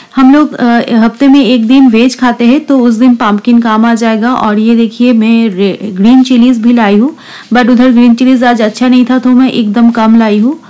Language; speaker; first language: Hindi; non-native, local second language; Bangla